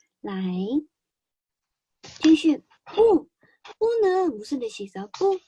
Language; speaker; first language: Korean; non-native, learner; Chinese